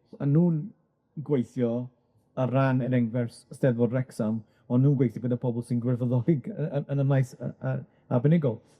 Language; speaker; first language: Welsh; non-native, local second language; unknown